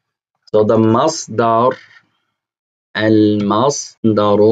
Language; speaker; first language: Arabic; non-native, fluent; English